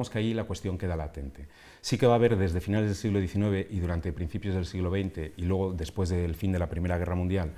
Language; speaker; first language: Spanish; native; Spanish